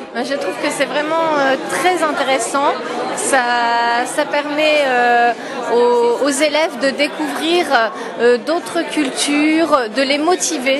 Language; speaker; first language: French; native; French